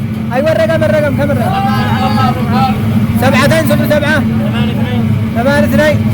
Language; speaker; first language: Arabic; native; Arabic